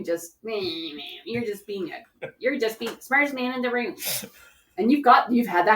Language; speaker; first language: English; native; English